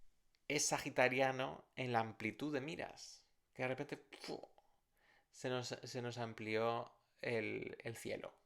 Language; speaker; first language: Spanish; native; Spanish